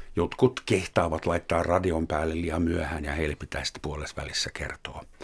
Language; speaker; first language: Finnish; non-native, fluent; German